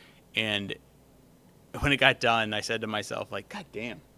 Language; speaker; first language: English; native; English